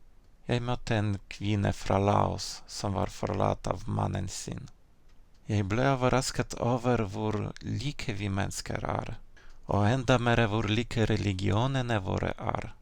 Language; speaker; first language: Norwegian; non-native, fluent; Ukrainian